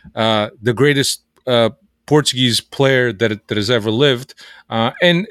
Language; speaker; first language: English; early bilingual, other home language; Portuguese